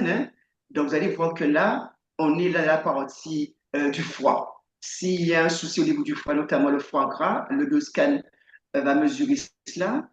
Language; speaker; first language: French; native; French